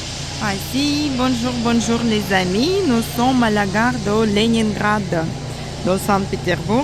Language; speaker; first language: French; non-native, fluent; Russian